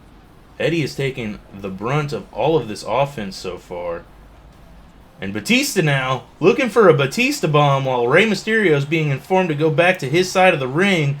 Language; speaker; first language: English; native; English